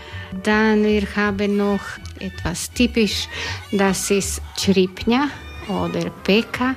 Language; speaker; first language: German; non-native, learner; Croatian